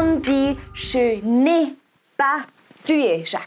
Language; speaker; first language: French; non-native, local second language; German